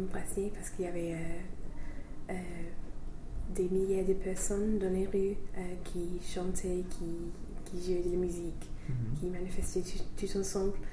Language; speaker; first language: French; non-native, fluent; English